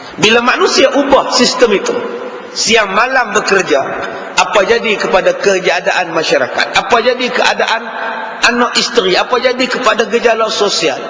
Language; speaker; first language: Malay; native; Malay